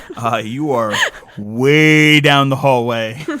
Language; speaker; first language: English; native; English